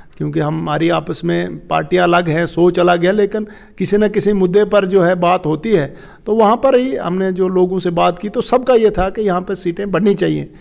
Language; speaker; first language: Hindi; non-native, local second language; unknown